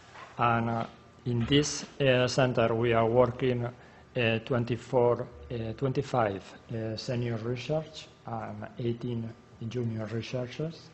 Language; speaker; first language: English; non-native, learner; Spanish